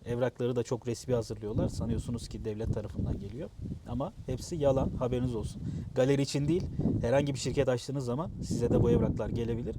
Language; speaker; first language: Turkish; native; Turkish